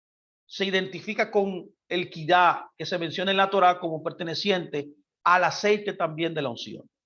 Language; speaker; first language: Spanish; native; Spanish